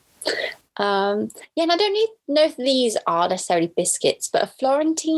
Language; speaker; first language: English; native; English